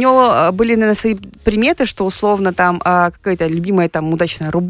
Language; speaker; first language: Russian; native; Russian